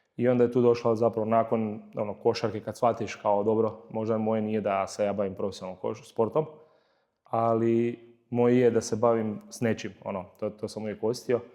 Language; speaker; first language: Croatian; native; Croatian